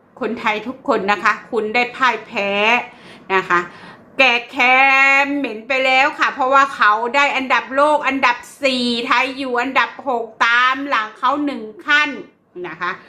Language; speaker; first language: Thai; native; Thai